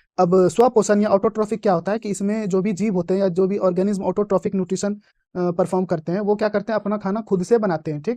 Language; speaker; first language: Hindi; native; Hindi